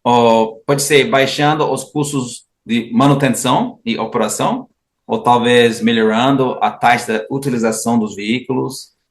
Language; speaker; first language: Portuguese; non-native, fluent; English